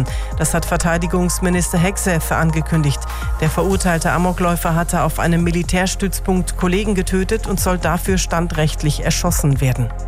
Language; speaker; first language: German; native; German